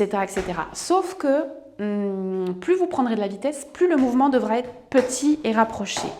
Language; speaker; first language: French; native; French